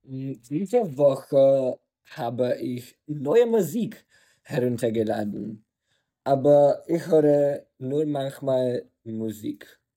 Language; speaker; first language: German; non-native, learner; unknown